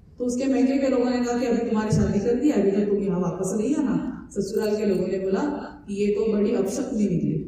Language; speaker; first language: Hindi; non-native, local second language; Marathi